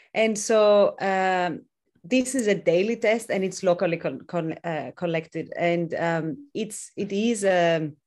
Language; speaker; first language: English; non-native, fluent; Greek